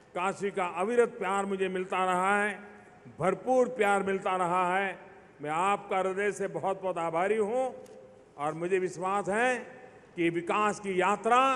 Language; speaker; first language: Hindi; non-native, local second language; Gujarati